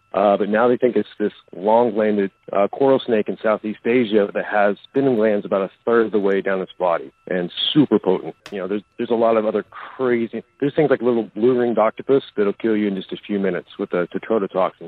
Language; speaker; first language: English; native; English